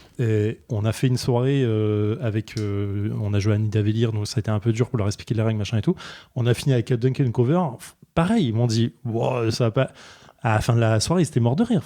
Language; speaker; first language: French; native; French